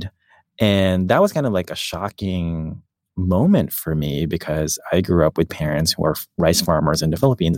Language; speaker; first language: English; non-native, local second language; Filipino